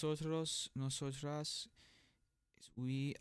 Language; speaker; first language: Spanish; non-native, learner; English